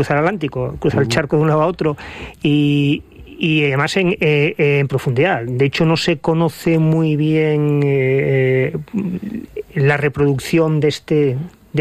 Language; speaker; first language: Spanish; native; Spanish